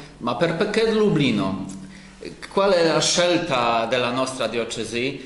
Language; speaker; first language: Italian; non-native, learner; Polish